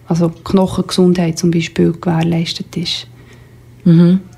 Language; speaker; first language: German; native; German